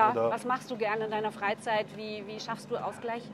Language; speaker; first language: German; native; German